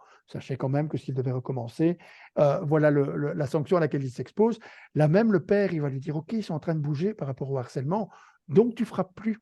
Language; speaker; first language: French; native; French